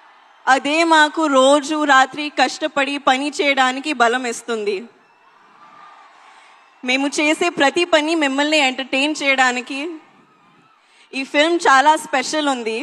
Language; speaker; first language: Telugu; non-native, learner; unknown